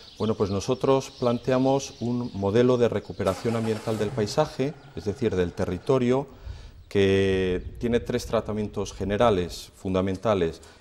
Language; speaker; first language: Spanish; native; Spanish